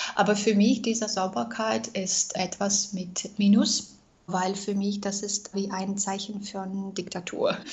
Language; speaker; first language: German; non-native, fluent; Russian